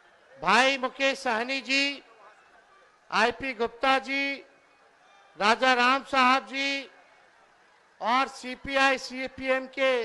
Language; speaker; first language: Hindi; native; Hindi